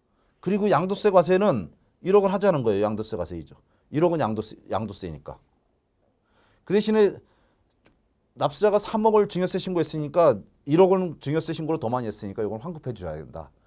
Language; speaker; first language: Korean; native; Korean